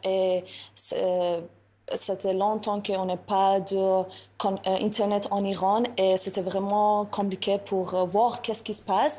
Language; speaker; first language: French; non-native, learner; Persian